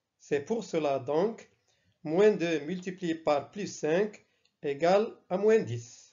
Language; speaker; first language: French; non-native, local second language; Arabic